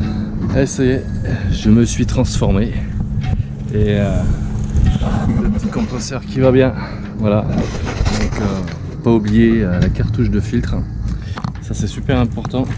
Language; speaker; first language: French; native; French